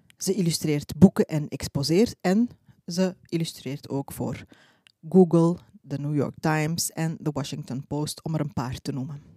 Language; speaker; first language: Dutch; early bilingual, other home language; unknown